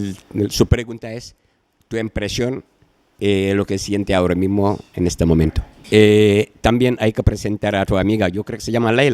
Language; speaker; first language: Spanish; non-native, fluent; Wolof